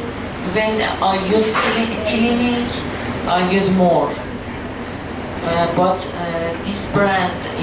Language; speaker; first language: English; non-native, learner; Persian